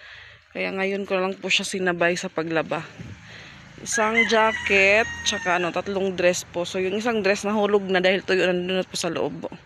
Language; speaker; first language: Filipino; native; Filipino